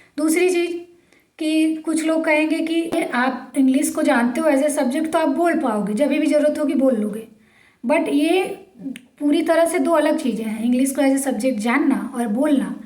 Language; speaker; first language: Hindi; native; Hindi